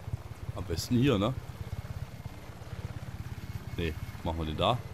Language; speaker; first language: German; native; German